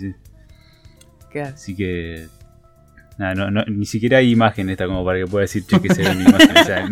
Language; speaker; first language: Spanish; native; Spanish